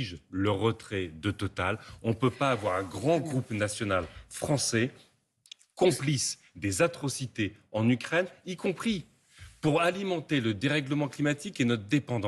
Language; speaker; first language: French; native; French